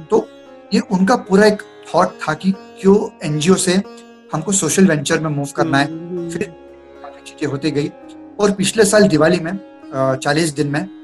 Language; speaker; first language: Hindi; non-native, local second language; Marathi